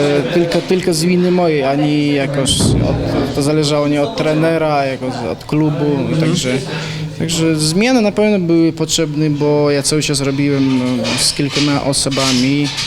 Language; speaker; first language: Polish; non-native, learner; Chechen